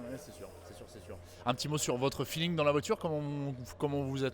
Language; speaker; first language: French; native; French